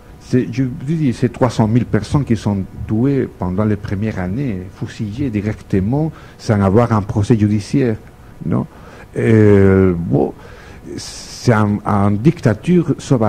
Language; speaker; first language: French; non-native, fluent; Spanish